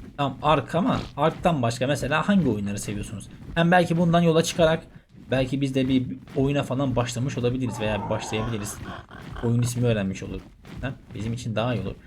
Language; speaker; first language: Turkish; native; Turkish